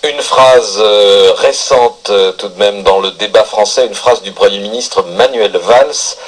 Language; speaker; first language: French; native; French